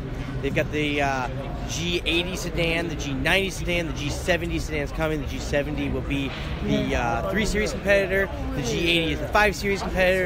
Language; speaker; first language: English; native; English